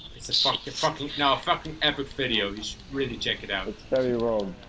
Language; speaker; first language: English; non-native, fluent; Dutch